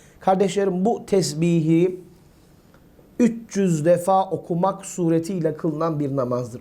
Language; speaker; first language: Turkish; native; Turkish